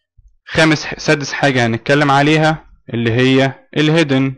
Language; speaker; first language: Arabic; native; Arabic